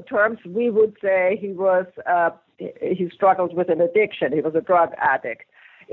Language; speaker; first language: English; non-native, fluent; German